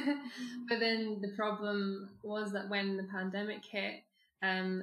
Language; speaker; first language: English; native; English